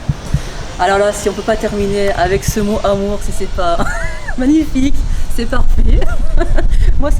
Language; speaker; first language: French; native; French